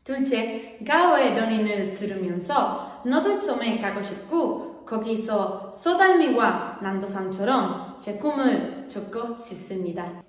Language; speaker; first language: Korean; non-native, learner; Spanish